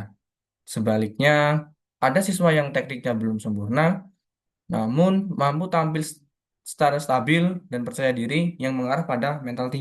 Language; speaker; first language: Indonesian; native; Indonesian